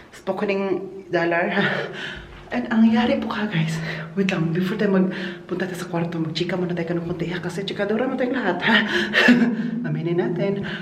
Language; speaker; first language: Filipino; non-native, local second language; Cebuano